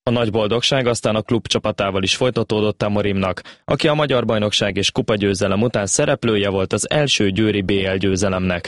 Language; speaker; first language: Hungarian; native; Hungarian